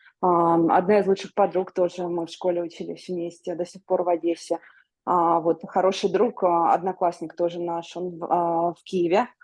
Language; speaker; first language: Russian; native; Russian